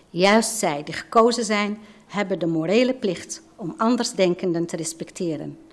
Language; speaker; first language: Dutch; non-native, fluent; Arabic